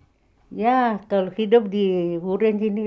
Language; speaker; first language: Dutch; non-native, learner; Malay